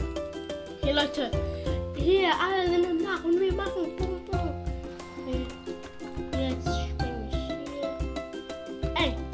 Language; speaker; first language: German; early bilingual, other home language; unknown